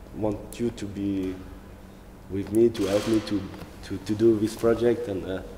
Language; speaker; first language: English; non-native, fluent; French